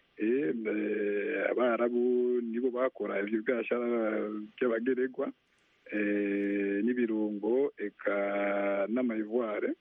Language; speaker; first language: Rundi; non-native, local second language; Swahili